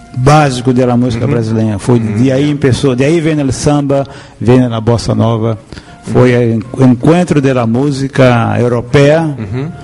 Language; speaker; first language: Spanish; non-native, learner; Portuguese